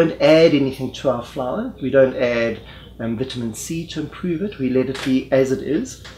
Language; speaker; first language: English; native; English